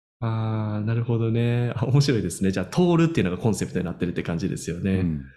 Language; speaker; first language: Japanese; native; Japanese